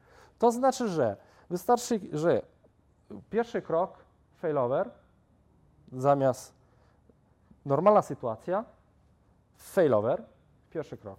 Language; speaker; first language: Polish; non-native, fluent; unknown